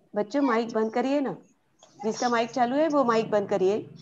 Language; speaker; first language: Hindi; non-native, local second language; Marathi